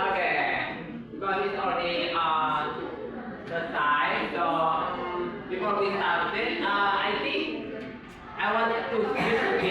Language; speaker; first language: English; non-native, learner; Indonesian